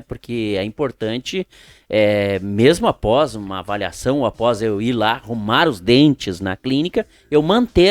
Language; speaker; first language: Portuguese; native; Portuguese